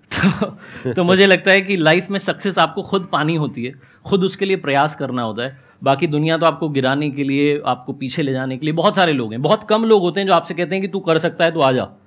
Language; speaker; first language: Hindi; native; Hindi